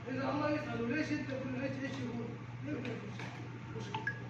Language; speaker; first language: Arabic; non-native, learner; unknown